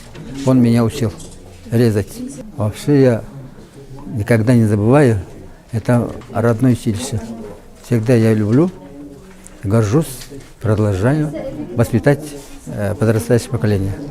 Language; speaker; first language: Russian; non-native, local second language; Yakut